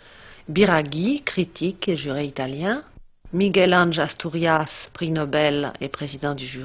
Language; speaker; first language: French; native; French